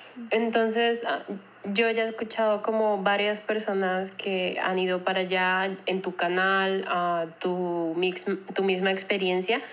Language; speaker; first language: Spanish; native; Spanish